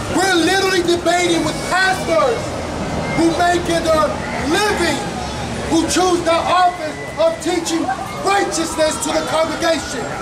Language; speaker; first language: English; native; English